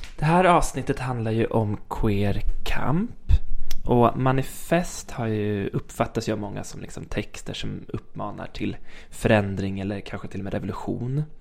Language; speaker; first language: Swedish; native; Swedish